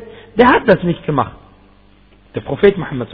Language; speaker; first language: German; non-native, fluent; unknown